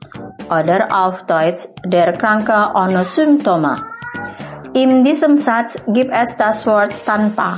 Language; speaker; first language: German; non-native, fluent; Indonesian